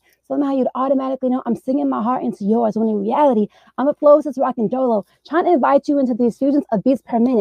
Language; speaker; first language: English; native; English